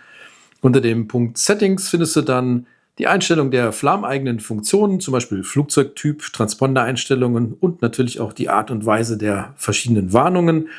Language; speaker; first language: German; native; German